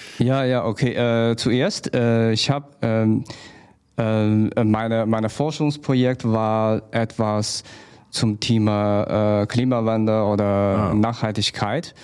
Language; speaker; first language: German; non-native, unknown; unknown